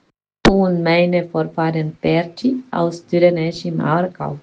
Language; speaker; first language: German; non-native, learner; Spanish